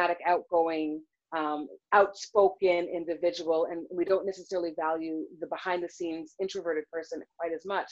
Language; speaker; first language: English; native; English